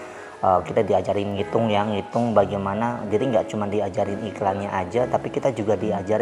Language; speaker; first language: Indonesian; native; Indonesian